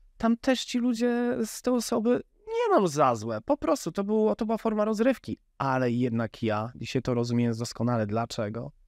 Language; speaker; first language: Polish; native; Polish